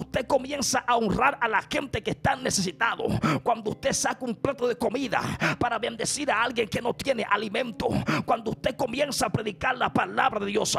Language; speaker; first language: Spanish; native; Spanish